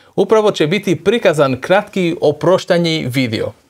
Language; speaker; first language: Croatian; non-native, fluent; Portuguese